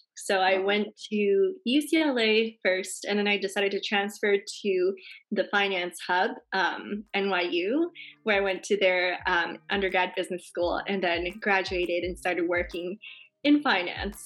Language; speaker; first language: English; non-native, fluent; Chinese